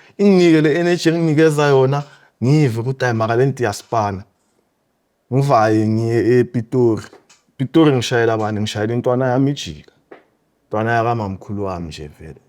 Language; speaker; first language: Zulu; native; Zulu